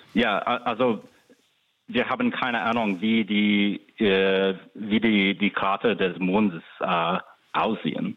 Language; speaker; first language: German; non-native, fluent; English